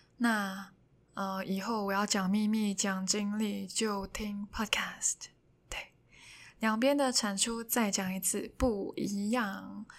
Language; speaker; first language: Chinese; non-native, local second language; Cantonese